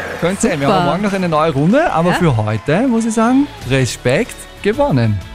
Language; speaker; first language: German; native; German